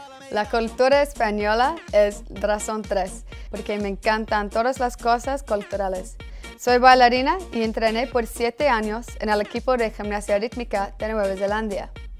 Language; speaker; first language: Spanish; non-native, fluent; English